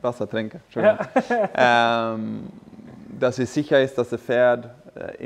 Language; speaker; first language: German; non-native, fluent; Swedish